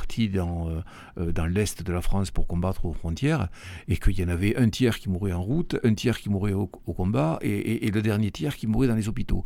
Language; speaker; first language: French; native; French